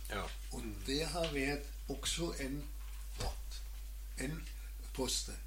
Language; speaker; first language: Danish; non-native, learner; German